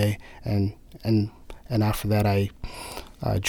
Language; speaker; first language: English; non-native, local second language; Nepali